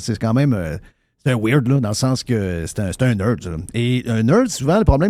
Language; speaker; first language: French; native; French